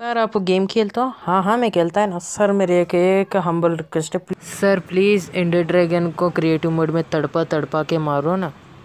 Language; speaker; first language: Hindi; native; Hindi